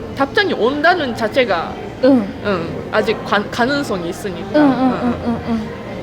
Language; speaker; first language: Korean; non-native, fluent; Japanese